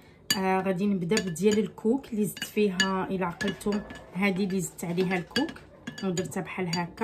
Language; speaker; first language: Arabic; native; Arabic